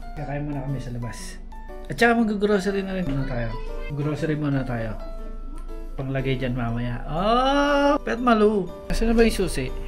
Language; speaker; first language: Filipino; non-native, local second language; Hiligaynon